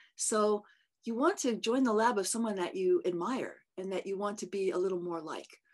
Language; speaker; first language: English; native; English